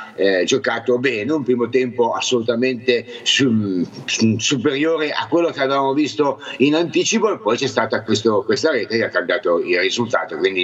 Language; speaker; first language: Italian; native; Italian